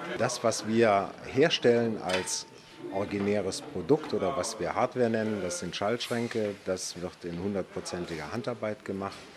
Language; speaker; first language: German; native; German